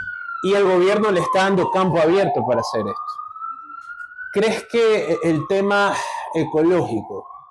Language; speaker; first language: Spanish; native; Spanish